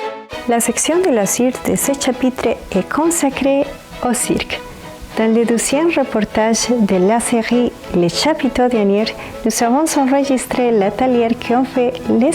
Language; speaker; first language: French; native; French